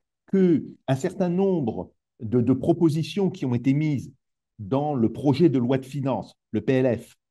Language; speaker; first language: French; native; French